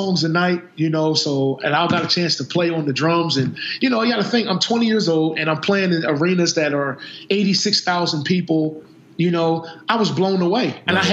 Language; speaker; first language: English; native; English